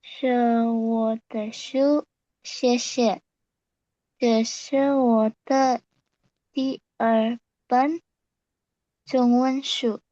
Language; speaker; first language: Chinese; non-native, learner; Indonesian